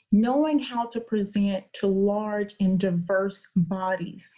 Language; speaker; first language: English; native; English